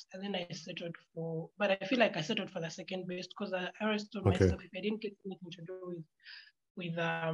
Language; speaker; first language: English; non-native, local second language; Ganda